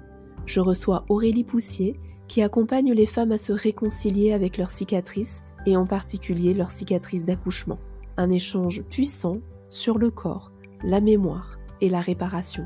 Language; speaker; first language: French; native; French